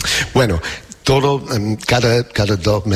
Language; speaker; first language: Spanish; non-native, fluent; English